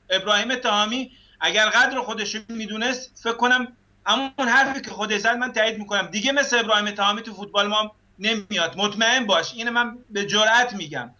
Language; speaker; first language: Persian; non-native, local second language; Arabic